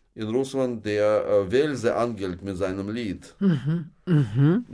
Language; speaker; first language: German; non-native, fluent; Russian